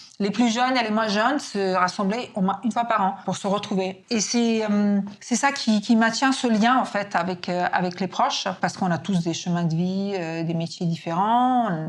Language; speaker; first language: French; non-native, fluent; Serbian